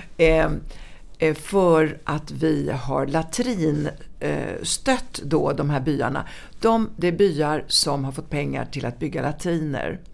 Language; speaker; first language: Swedish; early bilingual, other home language; Italian